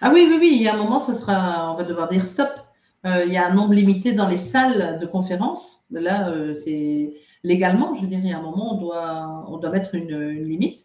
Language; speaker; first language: French; native; French